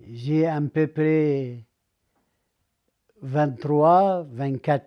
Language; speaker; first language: French; non-native, learner; Arabic